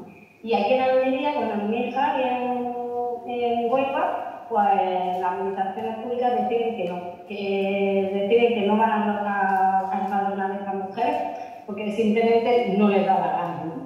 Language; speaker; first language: Spanish; native; Spanish